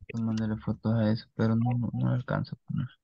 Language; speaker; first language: Spanish; native; Spanish